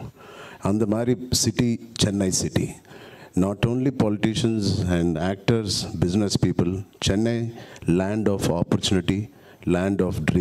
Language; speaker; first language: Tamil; non-native, local second language; Telugu